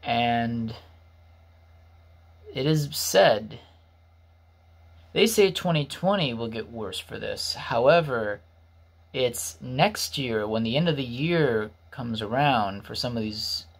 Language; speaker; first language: English; native; English